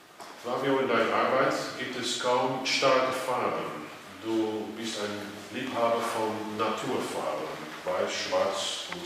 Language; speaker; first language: German; non-native, fluent; Dutch